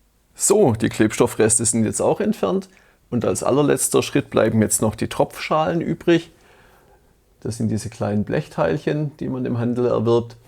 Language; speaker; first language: German; native; German